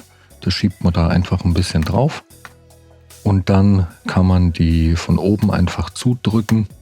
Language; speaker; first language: German; native; German